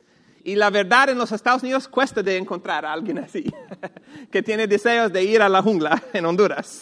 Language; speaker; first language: Spanish; non-native, fluent; English